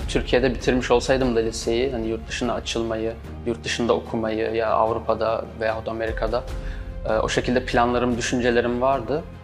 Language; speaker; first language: Turkish; native; Turkish